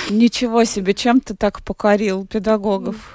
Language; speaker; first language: Russian; native; Russian